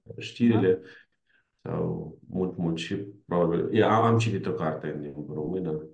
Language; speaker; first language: Romanian; non-native, learner; Ukrainian